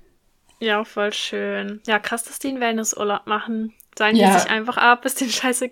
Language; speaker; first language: German; native; German